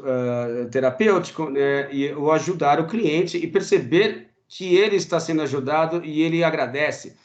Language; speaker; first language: Portuguese; native; Portuguese